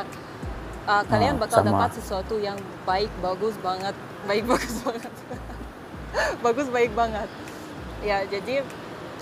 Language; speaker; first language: Indonesian; non-native, fluent; Russian